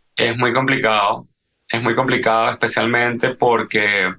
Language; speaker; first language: Spanish; native; Spanish